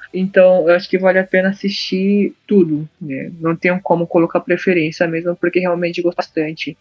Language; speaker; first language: Portuguese; early bilingual, other home language; Japanese